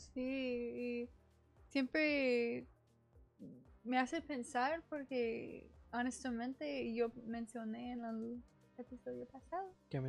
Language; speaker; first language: Spanish; non-native, learner; English